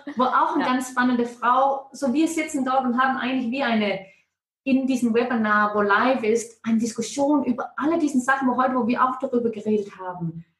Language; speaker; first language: German; non-native, fluent; Danish